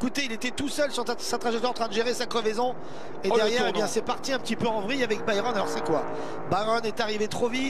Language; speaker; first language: French; native; French